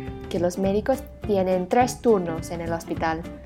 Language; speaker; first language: Spanish; native; Spanish